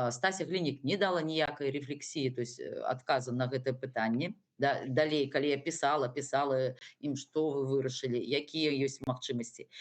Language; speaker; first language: Belarusian; non-native, local second language; Russian